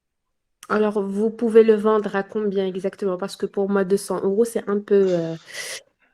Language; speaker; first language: French; non-native, local second language; Arabic